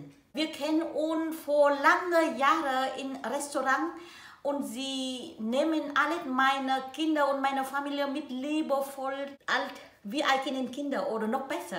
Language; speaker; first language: German; non-native, learner; Vietnamese